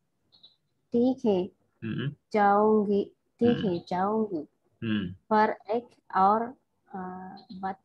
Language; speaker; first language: Hindi; non-native, learner; Indonesian